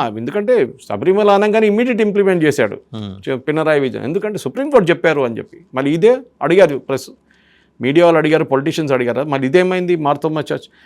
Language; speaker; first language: Telugu; non-native, fluent; Malayalam